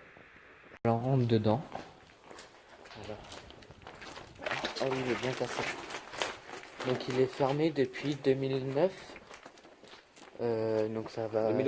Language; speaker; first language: French; native; French